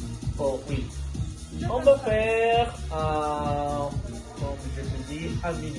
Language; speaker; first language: French; non-native, learner; Spanish